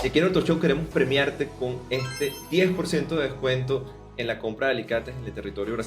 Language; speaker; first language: Spanish; native; Spanish